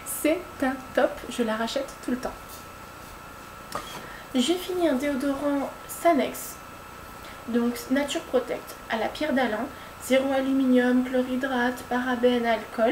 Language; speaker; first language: French; native; French